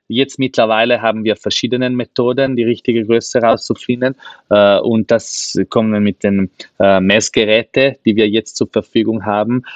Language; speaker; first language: German; non-native, local second language; Ladin